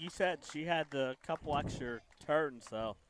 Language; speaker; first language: English; native; English